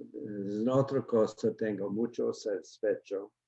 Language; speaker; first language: Spanish; non-native, learner; English